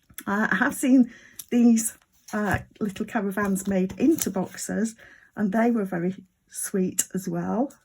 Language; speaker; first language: English; native; English